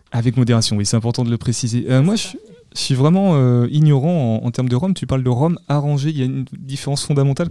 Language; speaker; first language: French; native; French